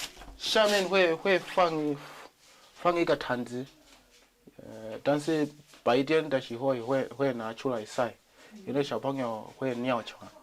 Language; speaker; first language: Chinese; non-native, fluent; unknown